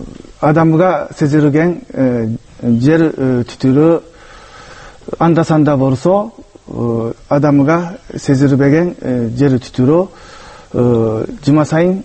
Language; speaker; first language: Kyrgyz; non-native, learner; Japanese